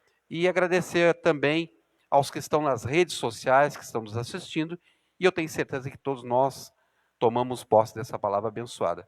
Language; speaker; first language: Portuguese; native; Portuguese